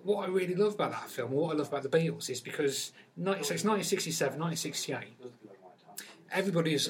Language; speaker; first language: English; native; English